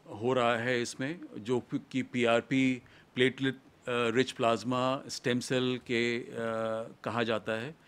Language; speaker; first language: Hindi; native; Hindi